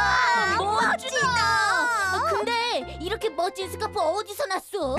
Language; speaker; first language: Korean; native; Korean